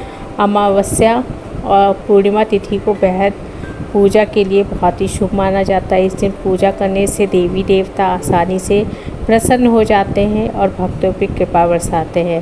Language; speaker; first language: Hindi; native; Hindi